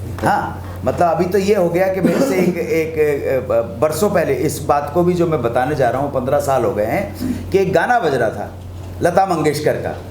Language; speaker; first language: Hindi; native; Hindi